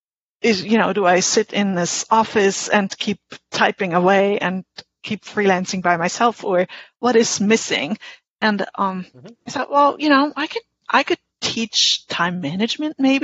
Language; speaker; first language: English; non-native, fluent; German